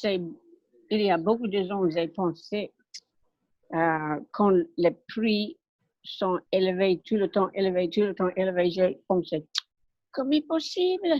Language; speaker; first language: French; non-native, learner; English